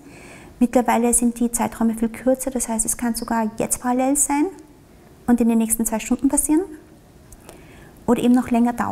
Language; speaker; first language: German; early bilingual, other home language; Vietnamese